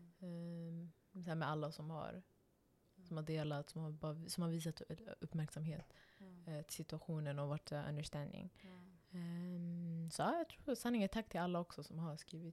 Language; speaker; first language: Swedish; non-native, local second language; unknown